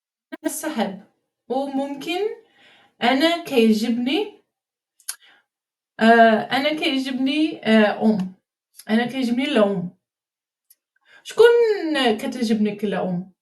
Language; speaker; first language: Arabic; non-native, learner; English